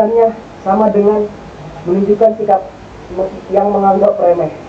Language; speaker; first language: Indonesian; native; Indonesian